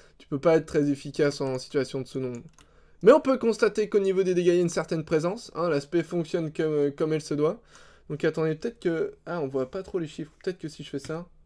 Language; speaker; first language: French; native; French